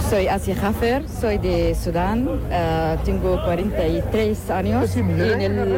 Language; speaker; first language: Spanish; non-native, learner; Arabic